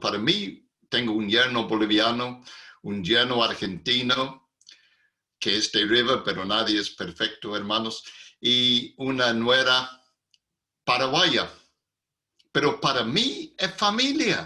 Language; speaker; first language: Spanish; non-native, fluent; English